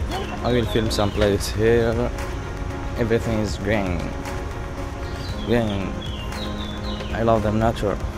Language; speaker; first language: English; non-native, learner; Arabic